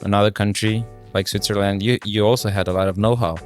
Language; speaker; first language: English; non-native, fluent; Romanian